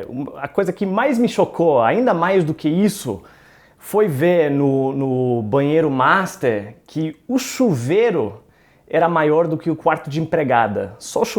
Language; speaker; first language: Portuguese; non-native, fluent; English